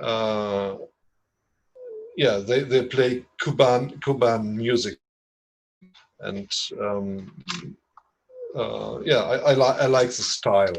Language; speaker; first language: English; non-native, fluent; German